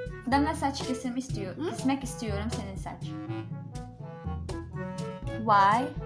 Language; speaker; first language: Turkish; non-native, learner; Filipino